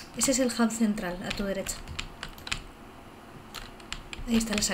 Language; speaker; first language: Spanish; native; Spanish